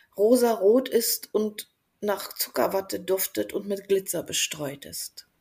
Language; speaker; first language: German; non-native, fluent; Bulgarian